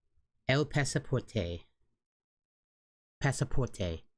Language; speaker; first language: Spanish; non-native, learner; English